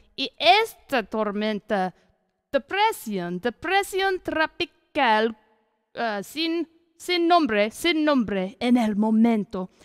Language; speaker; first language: Spanish; non-native, learner; English